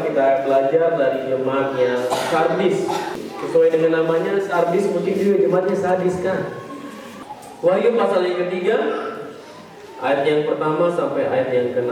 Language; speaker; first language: Indonesian; native; Indonesian